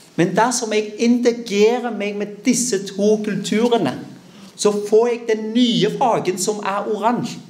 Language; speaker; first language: Norwegian; early bilingual, other home language; Vietnamese